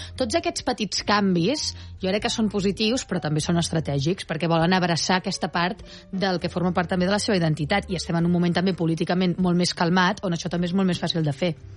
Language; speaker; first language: Catalan; native; Catalan